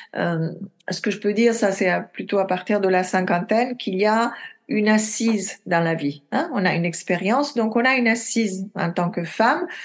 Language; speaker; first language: French; non-native, fluent; Italian